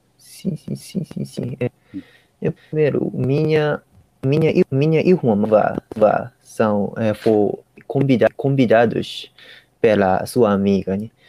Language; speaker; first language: Portuguese; non-native, learner; Japanese